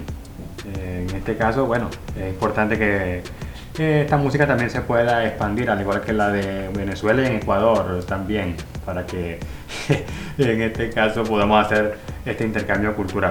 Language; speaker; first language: Spanish; native; Spanish